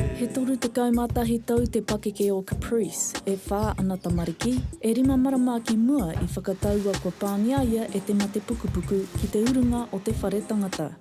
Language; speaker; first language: Māori; native; Māori